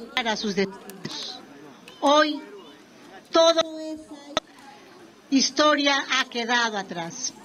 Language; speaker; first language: Spanish; native; Spanish